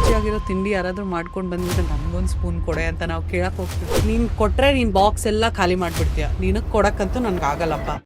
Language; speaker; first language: Kannada; native; Kannada